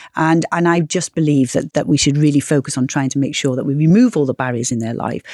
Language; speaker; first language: English; native; English